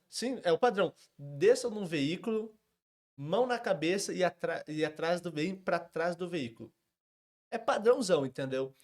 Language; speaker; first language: Portuguese; native; Portuguese